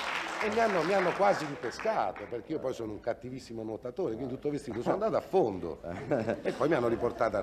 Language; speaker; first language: Italian; native; Italian